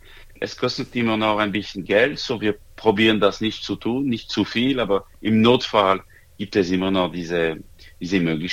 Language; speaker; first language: German; non-native, local second language; French